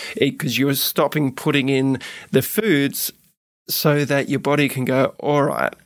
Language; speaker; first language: English; native; English